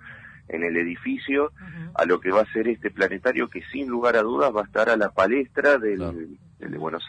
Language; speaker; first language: Spanish; native; Spanish